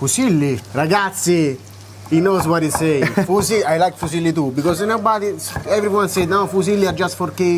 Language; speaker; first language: English; non-native, fluent; Italian